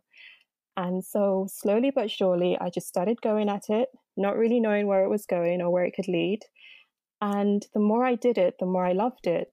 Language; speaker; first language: English; non-native, local second language; Yoruba